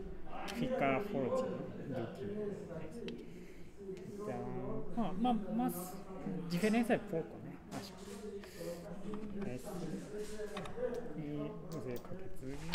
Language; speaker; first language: Portuguese; non-native, learner; Japanese